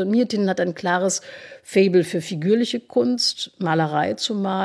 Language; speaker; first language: German; native; German